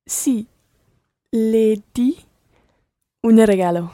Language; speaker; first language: Spanish; non-native, learner; English